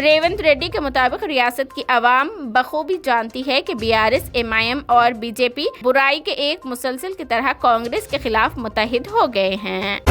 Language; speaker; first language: Urdu; native; Urdu